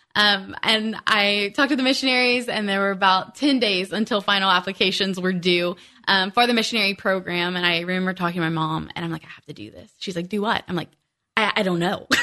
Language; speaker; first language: English; native; English